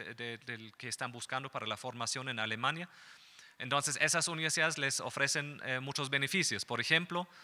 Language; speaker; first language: Spanish; non-native, fluent; German